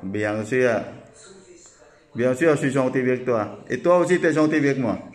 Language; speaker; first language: French; non-native, learner; Thai